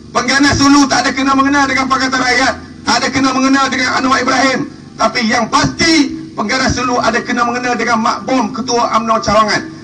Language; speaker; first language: Malay; native; Malay